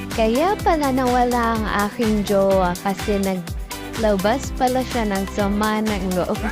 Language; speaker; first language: Filipino; non-native, local second language; Waray